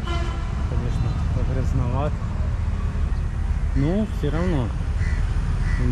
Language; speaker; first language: Russian; native; Russian